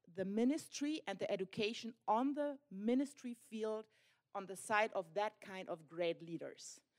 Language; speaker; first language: English; non-native, fluent; German